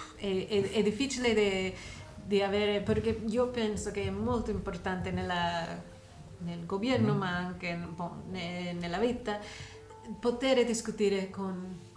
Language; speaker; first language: Italian; non-native, learner; English